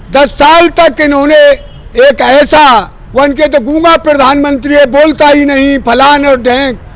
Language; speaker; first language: Hindi; native; Hindi